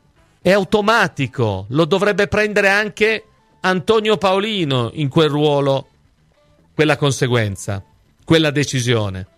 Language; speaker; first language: Italian; native; Italian